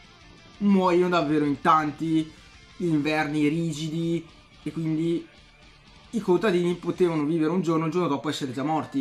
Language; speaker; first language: Italian; native; Italian